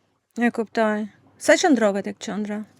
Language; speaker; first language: Albanian; native; Albanian